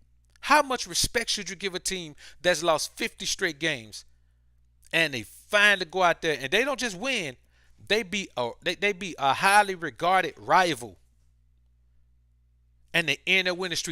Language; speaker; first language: English; native; English